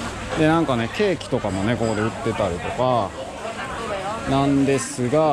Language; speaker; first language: Japanese; native; Japanese